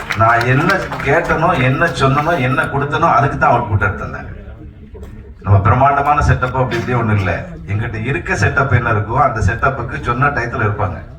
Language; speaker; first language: Tamil; native; Tamil